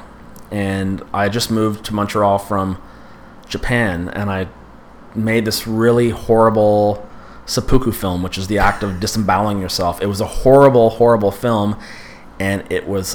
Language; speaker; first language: English; native; English